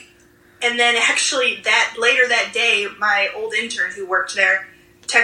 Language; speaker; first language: English; native; English